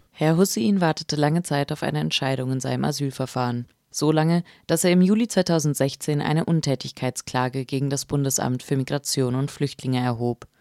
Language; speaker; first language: German; native; German